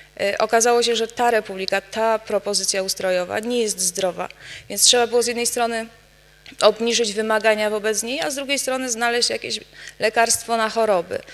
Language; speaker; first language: Polish; native; Polish